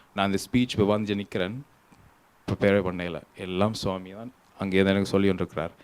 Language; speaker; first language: Tamil; early bilingual, heritage; Tamil